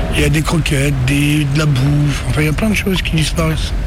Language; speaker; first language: French; native; French